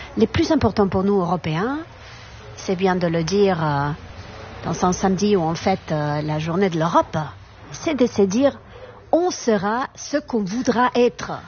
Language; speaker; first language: French; non-native, fluent; Spanish